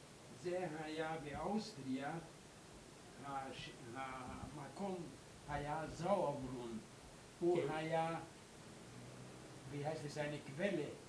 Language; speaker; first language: Hebrew; non-native, learner; German